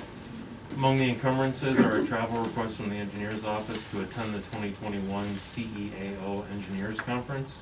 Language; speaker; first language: English; native; English